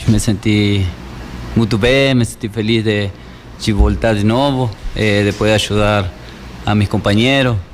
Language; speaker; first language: Portuguese; non-native, fluent; Spanish